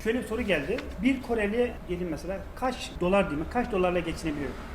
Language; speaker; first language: Turkish; native; Turkish